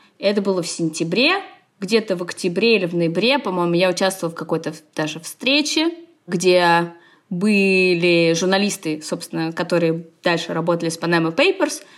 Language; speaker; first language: Russian; native; Russian